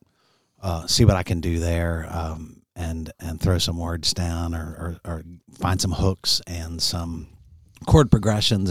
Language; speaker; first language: English; native; English